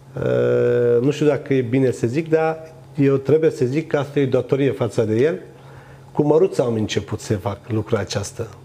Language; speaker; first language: Romanian; non-native, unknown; Turkish